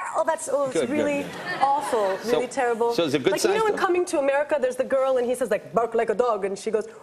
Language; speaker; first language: English; native; English